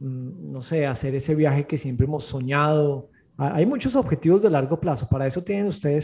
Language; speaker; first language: Spanish; native; Spanish